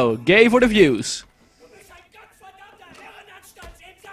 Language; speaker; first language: Dutch; native; Dutch